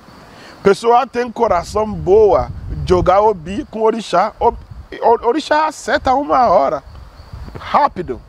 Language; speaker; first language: Portuguese; non-native, learner; Yoruba